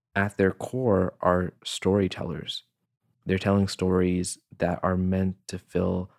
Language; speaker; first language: English; native; English